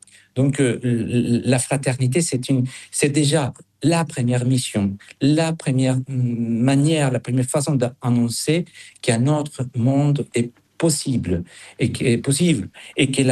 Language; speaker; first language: French; non-native, fluent; Spanish